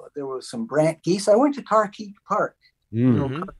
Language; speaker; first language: English; native; English